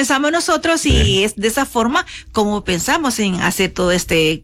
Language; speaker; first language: Spanish; native; Spanish